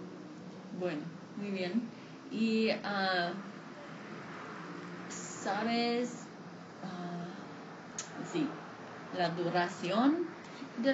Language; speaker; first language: Spanish; non-native, fluent; English